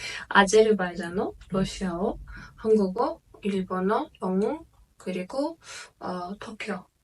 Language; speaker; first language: Korean; non-native, fluent; Azerbaijani